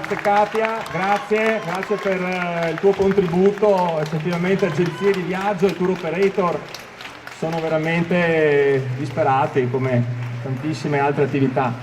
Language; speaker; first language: Italian; native; Italian